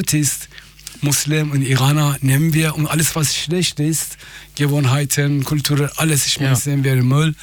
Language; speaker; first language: German; non-native, fluent; Persian